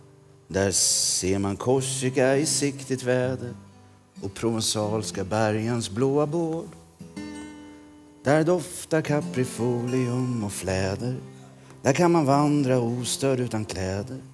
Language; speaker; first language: Swedish; native; Swedish